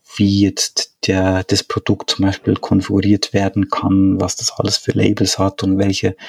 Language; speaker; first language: German; native; German